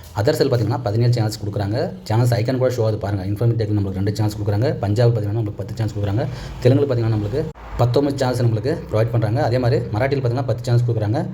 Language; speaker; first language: Tamil; non-native, local second language; Telugu